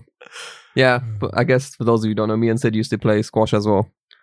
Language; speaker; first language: English; native; English